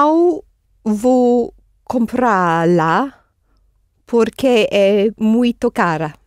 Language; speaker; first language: Portuguese; non-native, learner; English